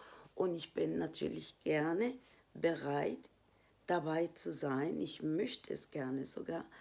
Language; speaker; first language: German; non-native, fluent; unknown